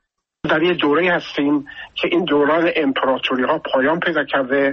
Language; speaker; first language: Persian; native; Persian